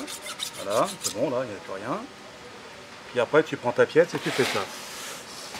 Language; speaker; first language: French; native; French